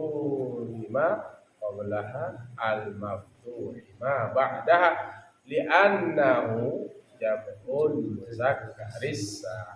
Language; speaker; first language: Arabic; non-native, fluent; Indonesian